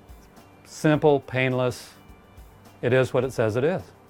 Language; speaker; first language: English; native; English